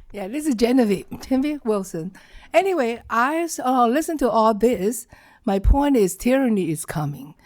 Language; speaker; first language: English; non-native, learner; Chinese